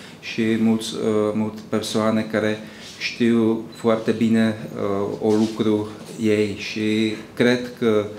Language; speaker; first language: Romanian; non-native, learner; Czech